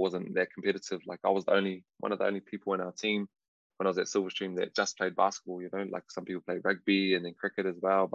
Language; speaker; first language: English; native; English